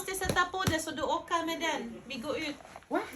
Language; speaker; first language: Swedish; non-native, learner; Thai